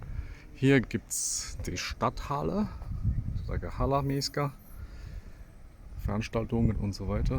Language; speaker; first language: German; non-native, fluent; Polish